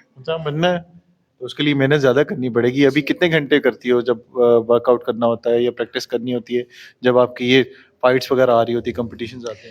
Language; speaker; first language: Urdu; native; Urdu